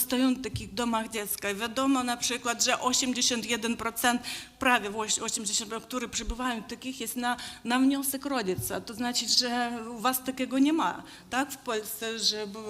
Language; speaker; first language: Polish; non-native, learner; Ukrainian